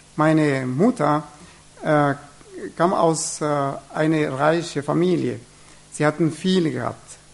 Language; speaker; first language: German; non-native, fluent; Spanish